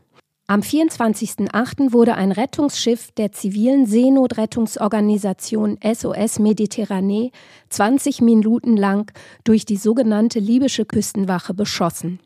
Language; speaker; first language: German; native; German